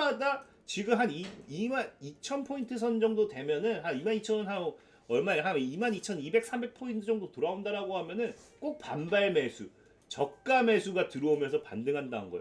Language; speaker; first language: Korean; native; Korean